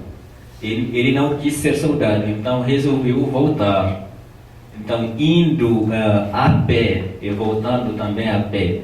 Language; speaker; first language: Portuguese; non-native, fluent; Tamasheq